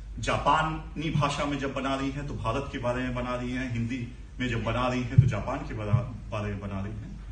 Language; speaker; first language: Hindi; native; Hindi